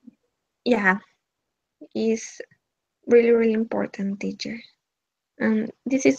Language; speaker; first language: English; non-native, learner; Spanish